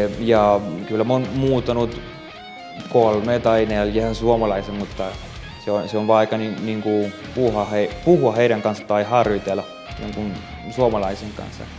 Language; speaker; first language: Finnish; non-native, fluent; Spanish